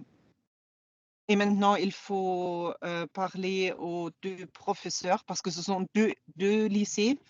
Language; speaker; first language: French; non-native, fluent; German